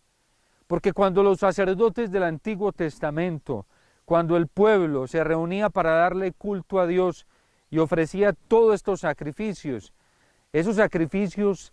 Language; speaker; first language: Spanish; native; Spanish